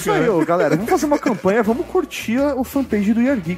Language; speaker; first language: Portuguese; native; Portuguese